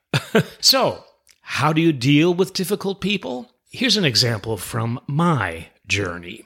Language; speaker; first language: English; native; English